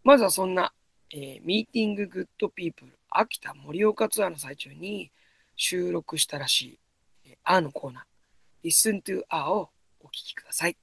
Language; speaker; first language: Japanese; native; Japanese